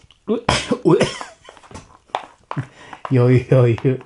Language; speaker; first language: Japanese; native; Japanese